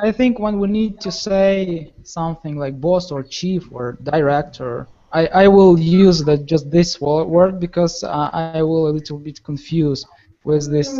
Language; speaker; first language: English; non-native, learner; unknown